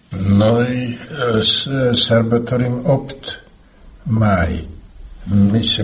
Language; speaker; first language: Romanian; non-native, learner; Slovak